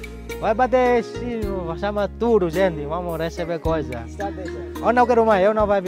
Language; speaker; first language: Portuguese; non-native, learner; Vietnamese